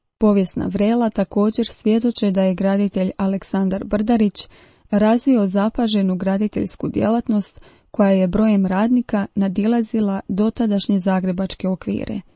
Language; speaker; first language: Croatian; native; Croatian